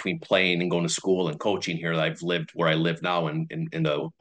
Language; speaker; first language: English; native; English